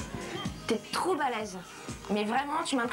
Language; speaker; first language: French; native; French